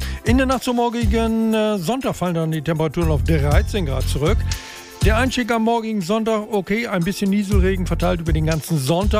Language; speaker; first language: German; native; German